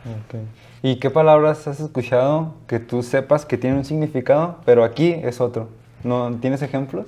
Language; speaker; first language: Spanish; native; Spanish